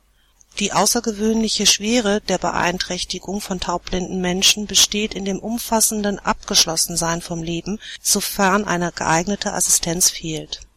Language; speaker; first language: German; native; German